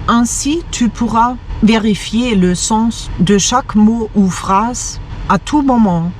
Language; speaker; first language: French; non-native, fluent; German